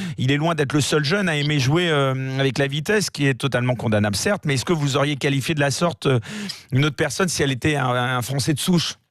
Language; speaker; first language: French; native; French